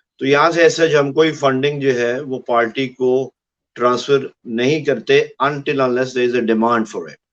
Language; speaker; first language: Urdu; non-native, local second language; Punjabi